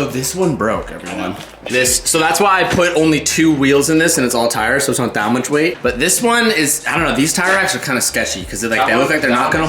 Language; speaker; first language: English; native; English